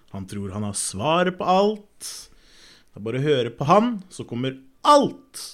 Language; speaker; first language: Norwegian; native; Norwegian